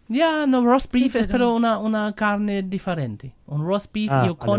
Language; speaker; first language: Spanish; non-native, fluent; German